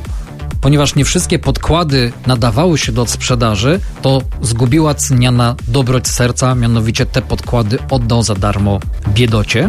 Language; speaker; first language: Polish; native; Polish